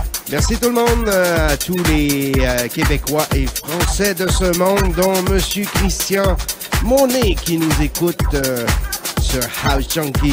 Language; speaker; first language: French; native; French